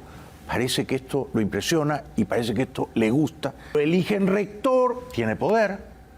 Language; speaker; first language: Spanish; native; Spanish